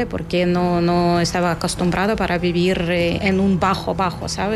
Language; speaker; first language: Spanish; non-native, fluent; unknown